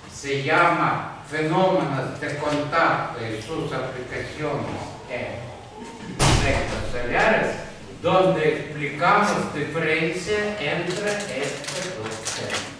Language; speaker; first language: Spanish; non-native, fluent; Russian